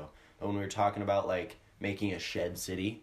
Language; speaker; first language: English; native; English